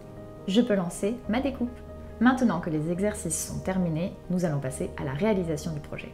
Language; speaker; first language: French; native; French